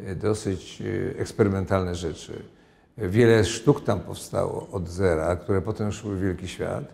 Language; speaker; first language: Polish; native; Polish